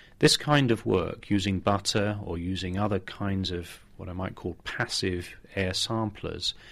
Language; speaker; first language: English; native; English